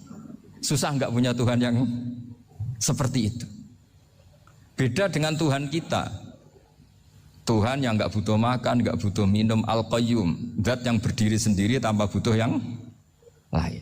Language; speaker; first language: Indonesian; non-native, local second language; Javanese